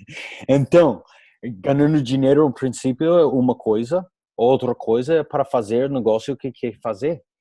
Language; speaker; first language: Portuguese; non-native, learner; English